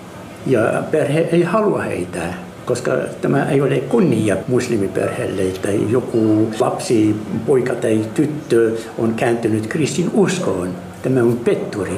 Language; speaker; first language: Finnish; non-native, learner; Arabic